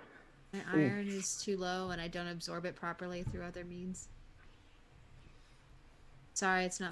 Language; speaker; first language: English; native; English